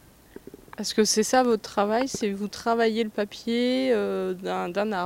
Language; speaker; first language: French; native; French